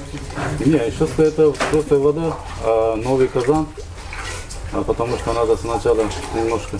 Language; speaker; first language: Russian; non-native, local second language; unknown